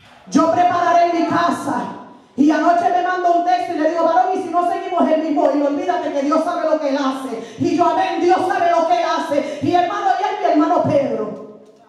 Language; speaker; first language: Spanish; native; Spanish